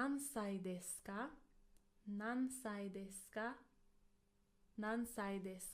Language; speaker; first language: Japanese; non-native, fluent; English